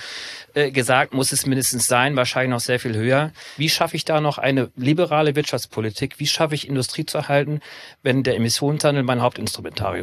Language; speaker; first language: German; native; German